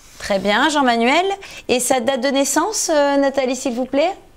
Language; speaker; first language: French; native; French